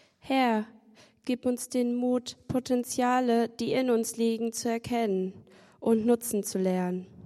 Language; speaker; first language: German; native; German